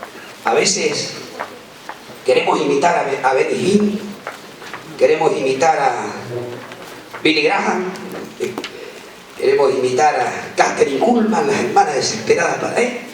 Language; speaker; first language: Spanish; native; Spanish